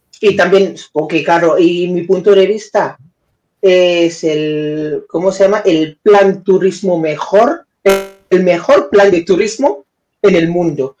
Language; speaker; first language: Spanish; non-native, fluent; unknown